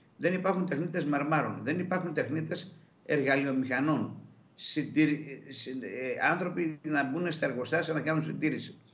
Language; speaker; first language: Greek; native; Greek